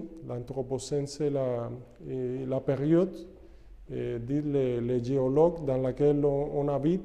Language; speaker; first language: French; non-native, fluent; Spanish